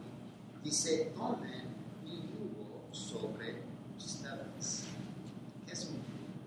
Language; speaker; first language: Spanish; non-native, fluent; English